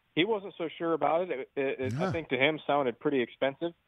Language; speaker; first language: English; native; English